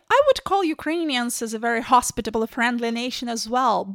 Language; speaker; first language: English; non-native, fluent; Ukrainian